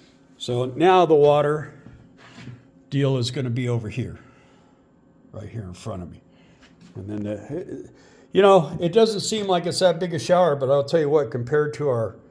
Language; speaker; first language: English; native; English